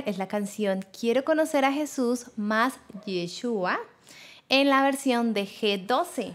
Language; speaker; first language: Spanish; native; Spanish